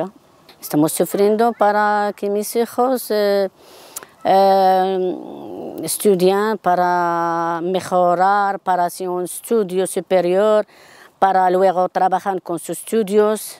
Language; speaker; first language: Spanish; non-native, learner; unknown